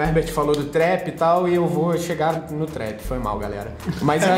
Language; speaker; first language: Portuguese; native; Portuguese